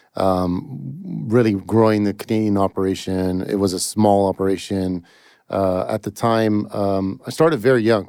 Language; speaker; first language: English; native; English